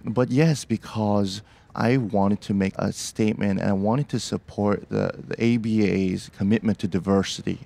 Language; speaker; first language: English; early bilingual, other home language; Korean